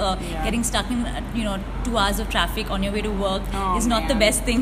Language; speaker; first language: English; non-native, local second language; Bangla